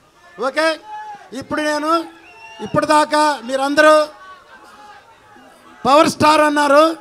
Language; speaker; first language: Telugu; native; Telugu